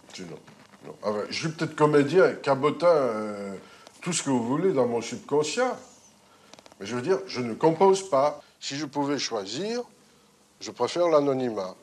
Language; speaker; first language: French; native; French